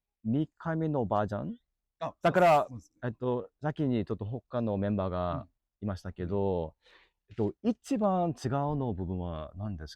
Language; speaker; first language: Japanese; non-native, learner; English